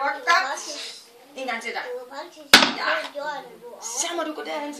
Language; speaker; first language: Danish; native; Danish